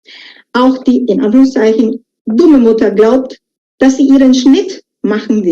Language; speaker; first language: German; non-native, fluent; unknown